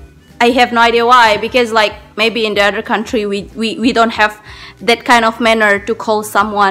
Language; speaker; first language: English; non-native, learner; Indonesian